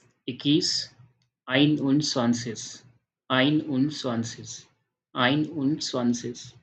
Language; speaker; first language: German; non-native, fluent; Hindi